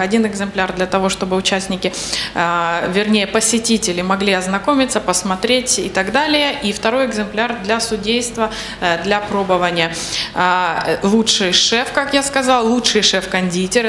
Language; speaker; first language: Russian; native; Russian